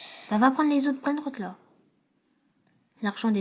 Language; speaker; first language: French; native; French